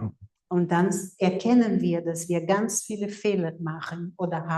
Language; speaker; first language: German; non-native, fluent; Portuguese